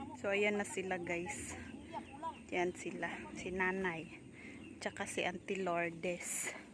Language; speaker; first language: Filipino; non-native, local second language; Cebuano